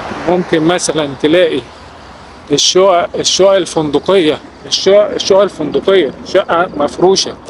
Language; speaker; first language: Arabic; native; Arabic